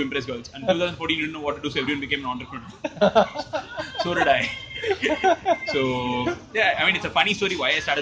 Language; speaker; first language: English; non-native, local second language; Tamil